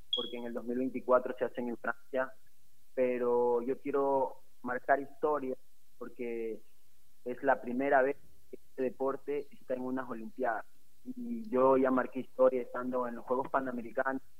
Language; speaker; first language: Spanish; native; Spanish